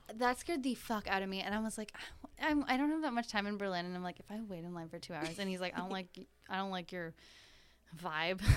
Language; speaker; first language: English; native; English